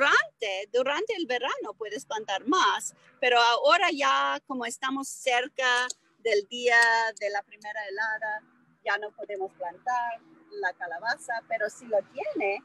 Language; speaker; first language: Spanish; non-native, fluent; English